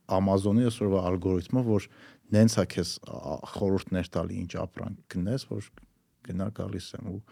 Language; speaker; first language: Armenian; native; Armenian